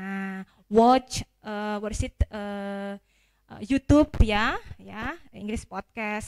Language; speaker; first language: English; non-native, fluent; Indonesian